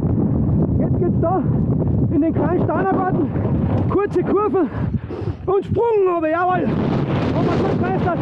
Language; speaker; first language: German; native; German